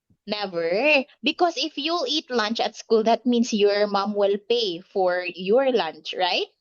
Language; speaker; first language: English; non-native, local second language; Filipino